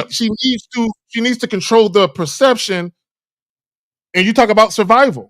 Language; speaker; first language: English; native; English